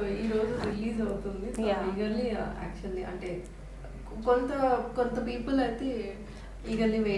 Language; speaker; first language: Telugu; native; Telugu